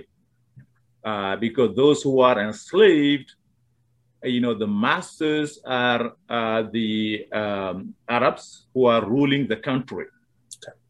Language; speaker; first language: English; non-native, fluent; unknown